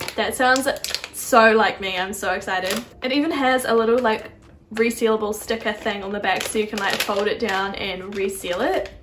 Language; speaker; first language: English; native; English